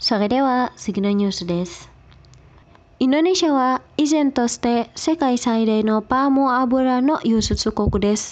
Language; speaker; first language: Japanese; non-native, fluent; Indonesian